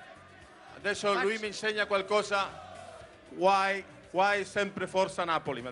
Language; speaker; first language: Italian; non-native, learner; Spanish